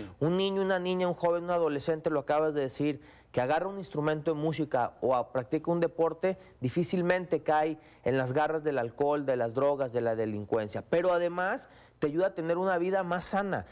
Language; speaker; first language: Spanish; native; Spanish